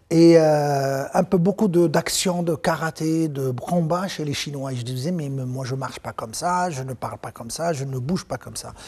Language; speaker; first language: French; non-native, local second language; Arabic